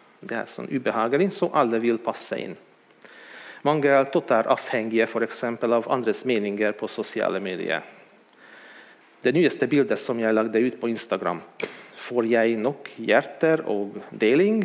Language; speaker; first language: Swedish; non-native, fluent; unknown